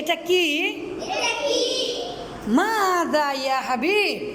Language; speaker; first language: Arabic; non-native, fluent; Bangla